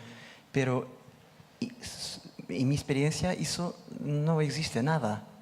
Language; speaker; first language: Spanish; non-native, learner; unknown